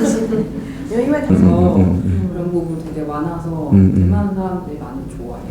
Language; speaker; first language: Korean; non-native, fluent; Chinese